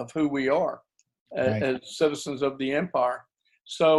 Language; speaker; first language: English; native; English